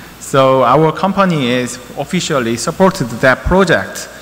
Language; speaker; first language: English; non-native, learner; Korean